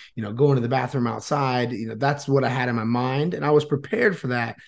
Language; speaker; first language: English; native; English